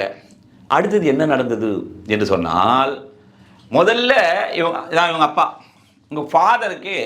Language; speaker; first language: Tamil; native; Tamil